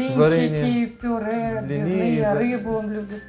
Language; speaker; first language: Russian; native; Russian